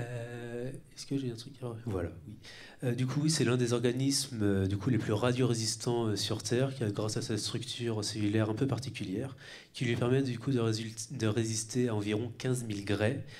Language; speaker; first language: French; native; French